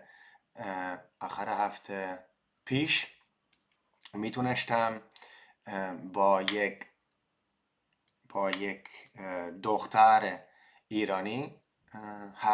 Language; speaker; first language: Persian; non-native, learner; Dutch